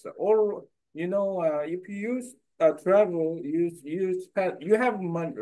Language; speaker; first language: English; non-native, learner; Korean